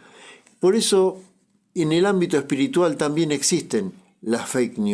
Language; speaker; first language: Spanish; native; Spanish